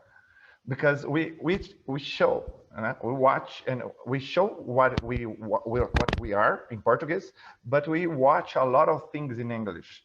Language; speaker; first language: English; non-native, fluent; Portuguese